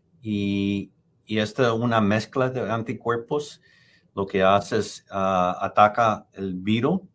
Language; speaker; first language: Spanish; non-native, fluent; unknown